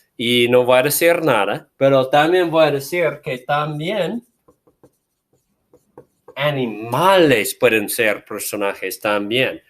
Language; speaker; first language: Spanish; non-native, fluent; English